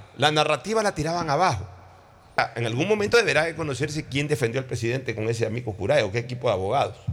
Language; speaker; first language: Spanish; native; Spanish